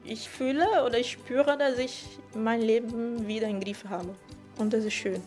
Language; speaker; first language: German; non-native, fluent; Portuguese